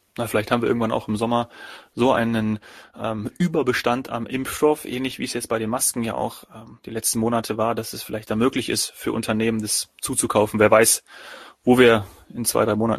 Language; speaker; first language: German; native; German